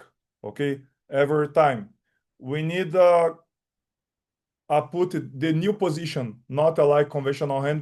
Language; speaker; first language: English; non-native, learner; Portuguese